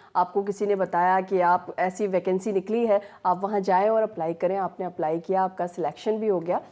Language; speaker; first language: Hindi; native; Hindi